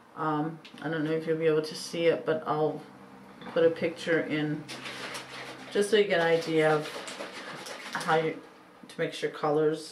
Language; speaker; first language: English; native; English